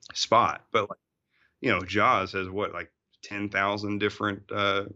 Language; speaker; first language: English; native; English